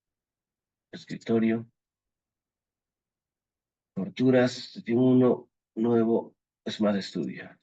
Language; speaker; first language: Spanish; native; Spanish